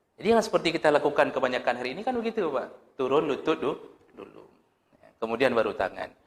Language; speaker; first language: Malay; non-native, local second language; Achinese